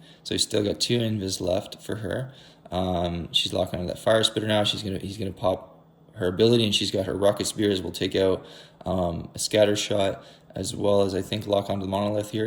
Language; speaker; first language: English; native; English